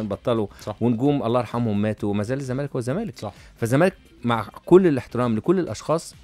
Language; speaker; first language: Arabic; native; Arabic